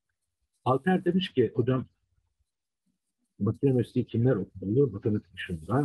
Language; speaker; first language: Turkish; native; Turkish